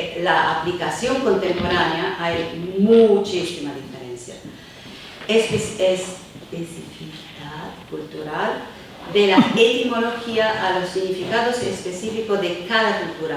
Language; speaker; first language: Spanish; non-native, fluent; Italian